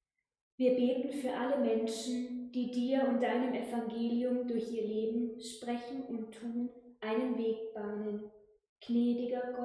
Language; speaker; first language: German; native; German